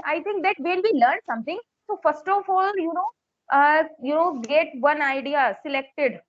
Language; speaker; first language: English; non-native, local second language; Hindi